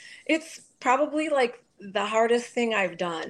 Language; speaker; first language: English; native; English